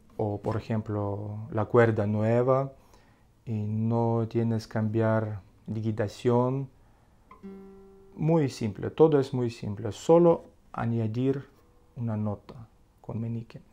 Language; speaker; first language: Spanish; non-native, learner; Russian